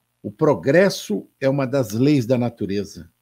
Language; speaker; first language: Portuguese; native; Portuguese